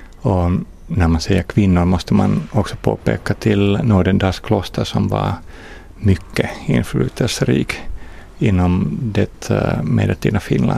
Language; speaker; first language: Swedish; non-native, fluent; Finnish